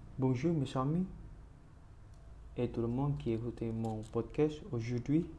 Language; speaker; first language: French; non-native, learner; Indonesian